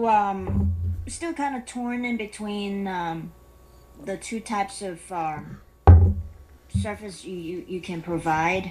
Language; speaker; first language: English; non-native, local second language; Cantonese